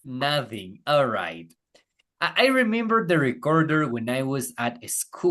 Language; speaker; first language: English; non-native, fluent; Spanish